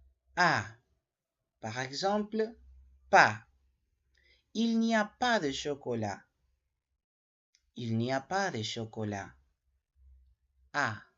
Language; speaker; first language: French; non-native, learner; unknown